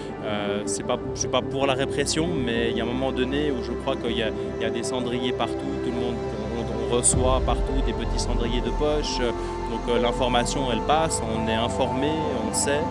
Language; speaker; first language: French; native; French